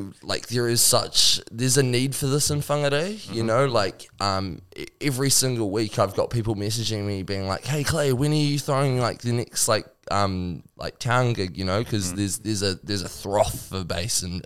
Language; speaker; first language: English; native; English